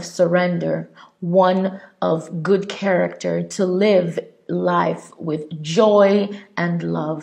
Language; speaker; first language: English; non-native, local second language; Igbo